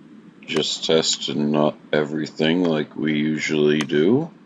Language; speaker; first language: English; native; English